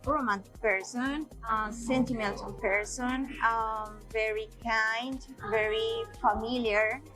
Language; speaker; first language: English; non-native, learner; Spanish